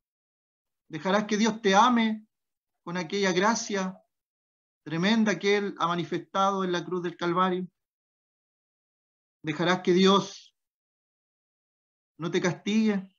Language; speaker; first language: Spanish; native; Spanish